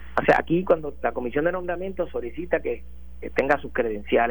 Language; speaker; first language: Spanish; native; Spanish